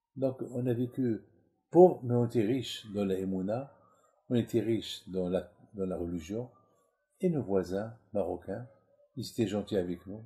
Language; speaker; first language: French; non-native, local second language; Arabic